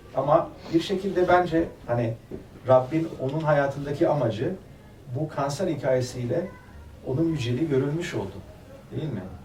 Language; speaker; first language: Turkish; early bilingual, other home language; German